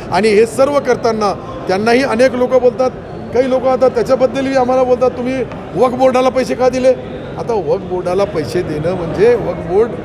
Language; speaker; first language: Marathi; non-native, local second language; Urdu